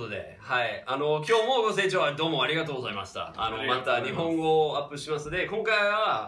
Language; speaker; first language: Japanese; non-native, fluent; English